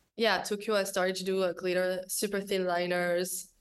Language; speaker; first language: English; non-native, fluent; French